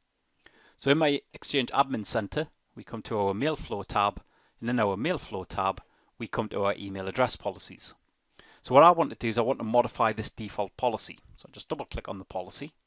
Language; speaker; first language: English; native; English